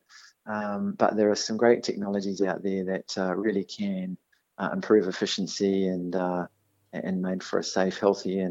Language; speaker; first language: English; native; English